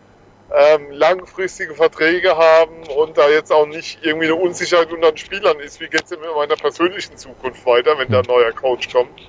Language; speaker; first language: German; native; German